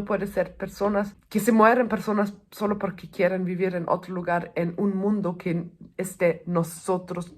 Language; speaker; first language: Spanish; non-native, fluent; German